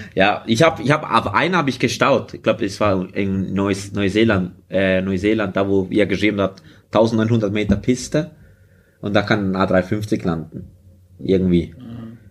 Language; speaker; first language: German; early bilingual, other home language; Spanish